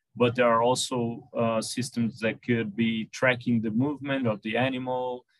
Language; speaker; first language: English; non-native, fluent; Portuguese